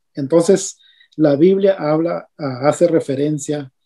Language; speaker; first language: Spanish; native; Spanish